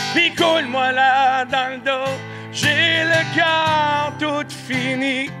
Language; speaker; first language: French; native; French